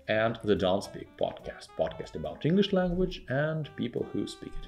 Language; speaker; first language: English; non-native, fluent; Russian